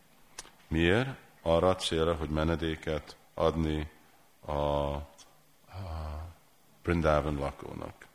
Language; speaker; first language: Hungarian; early bilingual, heritage; Hungarian